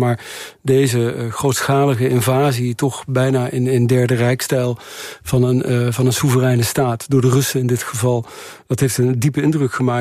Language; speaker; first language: Dutch; native; Dutch